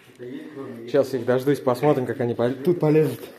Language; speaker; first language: Russian; native; Russian